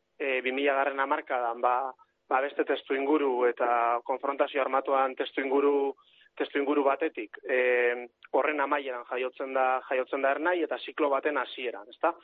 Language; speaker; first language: Basque; native; Basque